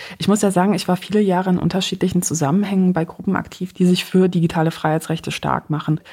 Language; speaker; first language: German; early bilingual, other home language; Polish